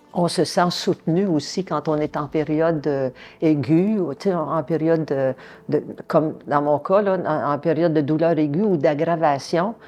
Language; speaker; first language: French; native; French